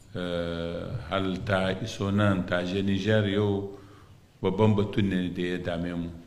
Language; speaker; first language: Hausa; non-native, local second language; Arabic